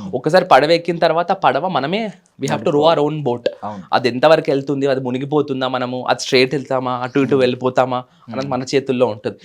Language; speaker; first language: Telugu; native; Telugu